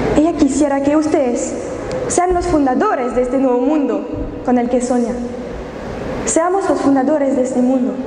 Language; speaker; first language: Spanish; non-native, fluent; French